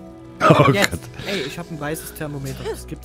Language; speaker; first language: German; native; German